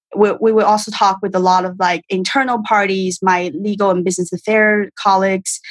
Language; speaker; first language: English; non-native, fluent; Chinese